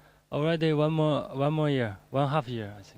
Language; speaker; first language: English; non-native, learner; Chinese